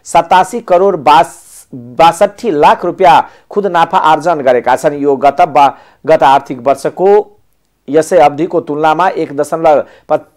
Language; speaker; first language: Nepali; non-native, local second language; Maithili